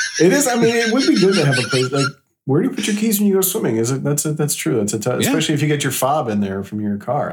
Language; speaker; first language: English; native; English